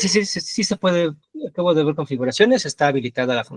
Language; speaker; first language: Spanish; native; Spanish